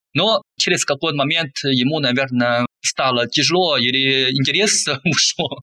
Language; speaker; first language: Russian; non-native, fluent; Chinese